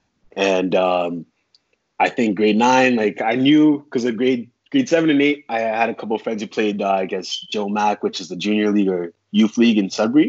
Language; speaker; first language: English; native; English